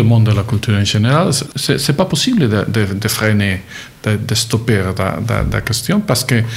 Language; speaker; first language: French; non-native, learner; Catalan